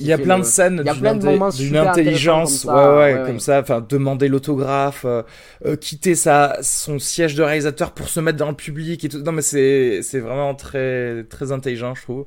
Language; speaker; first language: French; native; French